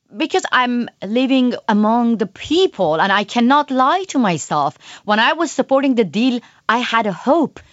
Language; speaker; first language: English; non-native, fluent; Persian